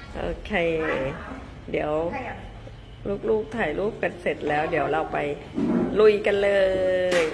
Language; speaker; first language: Thai; native; Thai